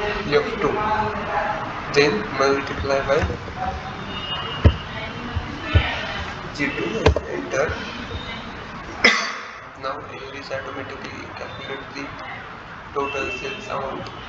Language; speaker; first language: English; non-native, learner; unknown